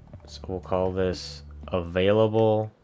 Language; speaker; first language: English; native; English